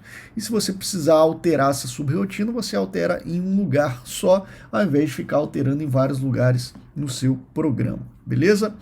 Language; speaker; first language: Portuguese; native; Portuguese